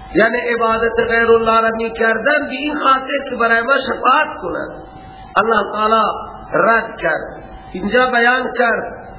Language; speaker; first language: Persian; non-native, local second language; Baluchi